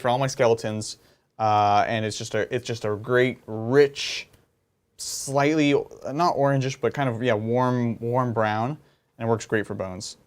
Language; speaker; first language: English; native; English